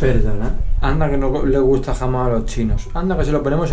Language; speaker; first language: Spanish; native; Spanish